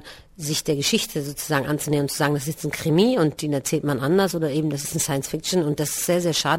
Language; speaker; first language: German; native; German